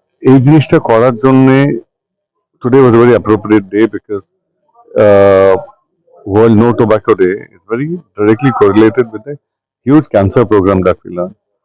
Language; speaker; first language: English; non-native, local second language; Bangla